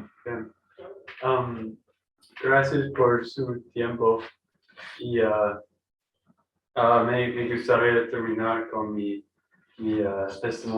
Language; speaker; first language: Spanish; non-native, learner; English